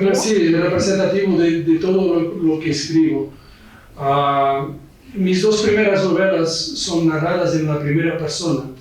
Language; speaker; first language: Spanish; non-native, fluent; Portuguese